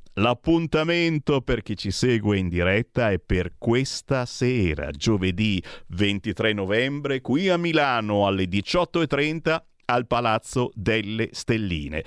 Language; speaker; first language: Italian; native; Italian